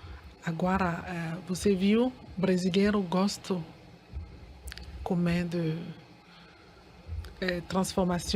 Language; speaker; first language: Portuguese; non-native, learner; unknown